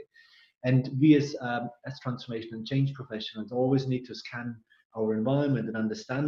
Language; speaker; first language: English; non-native, fluent; German